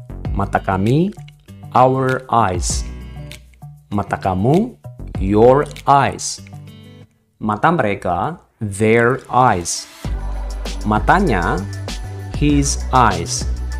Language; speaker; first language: English; non-native, fluent; Indonesian